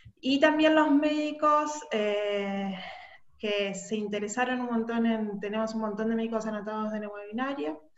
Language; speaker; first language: Spanish; native; Spanish